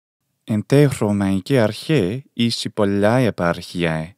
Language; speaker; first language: Greek; non-native, fluent; English